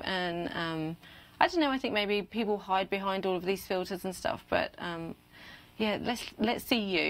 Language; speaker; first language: English; native; English